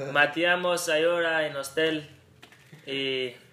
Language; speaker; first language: Spanish; non-native, learner; English